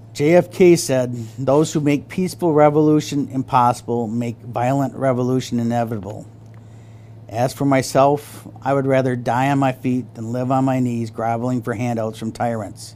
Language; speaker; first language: English; native; English